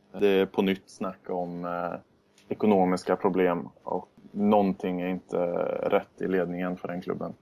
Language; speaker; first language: Swedish; native; Swedish